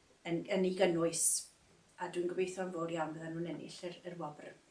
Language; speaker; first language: Welsh; native; Welsh